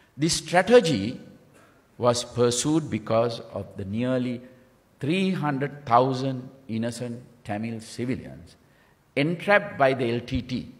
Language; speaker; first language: English; non-native, local second language; Sinhala